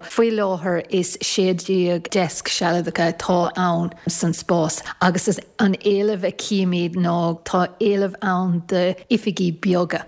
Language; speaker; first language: Irish; native; Irish